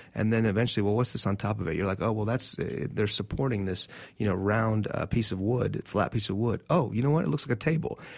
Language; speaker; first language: English; non-native, fluent; Persian